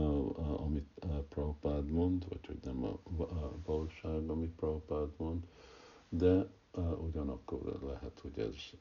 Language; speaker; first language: Hungarian; early bilingual, heritage; Hungarian